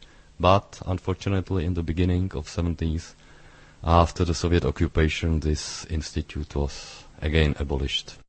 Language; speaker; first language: English; non-native, fluent; Czech